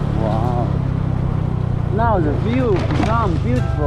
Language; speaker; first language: English; non-native, learner; Chinese